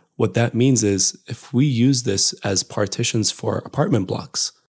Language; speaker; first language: English; non-native, fluent; Amharic